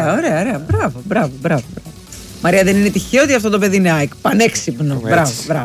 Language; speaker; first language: Greek; native; Greek